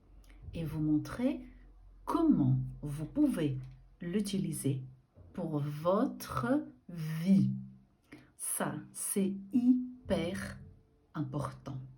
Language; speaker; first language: French; non-native, fluent; Portuguese